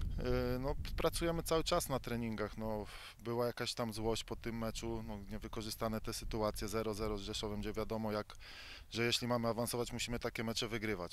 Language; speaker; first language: Polish; native; Polish